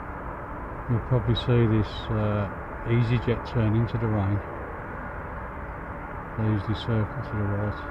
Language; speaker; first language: English; native; English